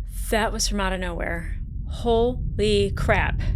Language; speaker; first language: English; native; English